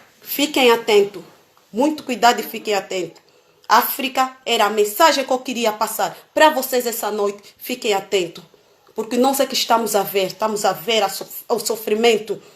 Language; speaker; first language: Portuguese; native; Portuguese